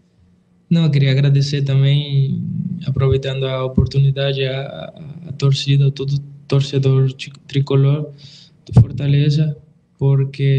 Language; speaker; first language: Portuguese; non-native, fluent; Spanish